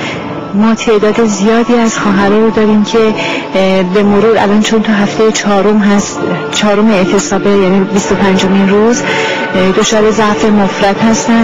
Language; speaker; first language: Persian; native; Persian